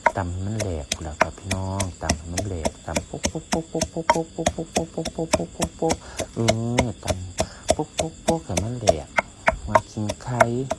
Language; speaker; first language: Thai; native; Thai